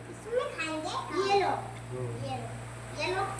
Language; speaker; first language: Hindi; non-native, local second language; Odia